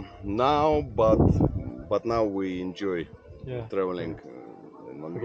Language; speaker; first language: English; non-native, fluent; Russian